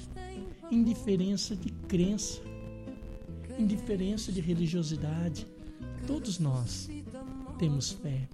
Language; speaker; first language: Portuguese; native; Portuguese